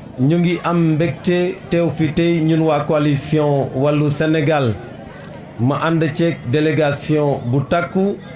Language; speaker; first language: Wolof; non-native, local second language; Serer